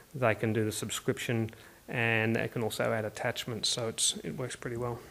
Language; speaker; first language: English; native; English